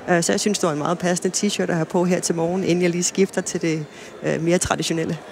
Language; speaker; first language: Danish; native; Danish